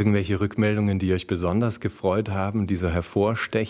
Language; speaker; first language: German; native; German